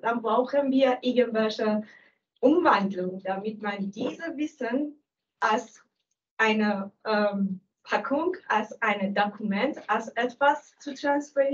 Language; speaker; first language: German; non-native, learner; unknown